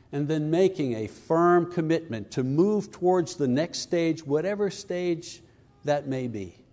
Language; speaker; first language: English; native; English